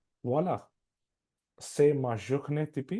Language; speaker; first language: French; non-native, learner; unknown